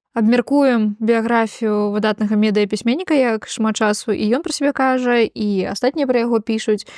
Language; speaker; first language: Belarusian; non-native, local second language; Russian